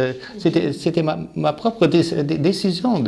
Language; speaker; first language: French; non-native, fluent; German